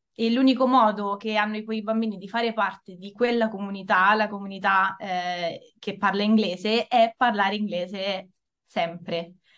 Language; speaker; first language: Italian; native; Italian